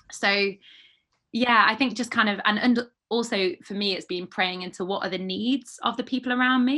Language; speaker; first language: English; native; English